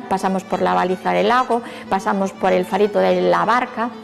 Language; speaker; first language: Spanish; native; Spanish